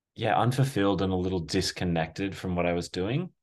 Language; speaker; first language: English; native; English